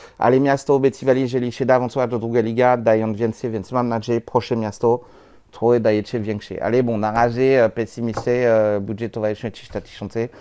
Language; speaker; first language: Polish; non-native, learner; French